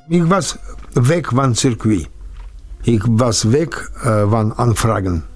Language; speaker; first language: Dutch; non-native, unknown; Russian